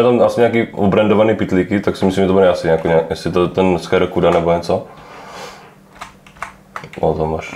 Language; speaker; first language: Czech; native; Czech